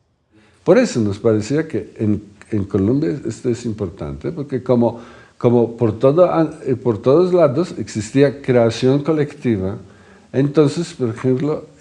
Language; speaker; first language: Spanish; non-native, fluent; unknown